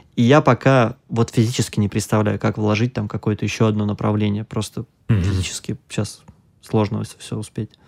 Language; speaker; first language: Russian; native; Russian